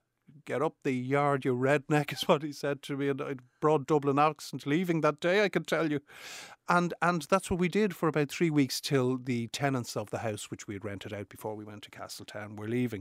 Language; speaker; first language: English; native; English